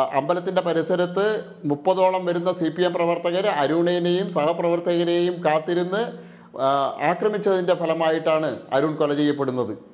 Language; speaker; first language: Malayalam; native; Malayalam